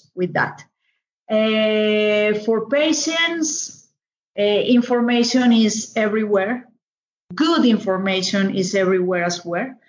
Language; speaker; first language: English; non-native, learner; Spanish